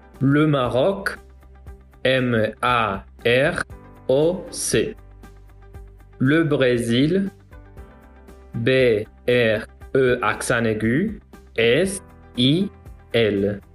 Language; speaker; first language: French; non-native, learner; Spanish